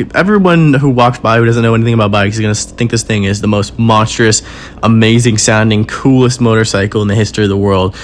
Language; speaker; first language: English; native; English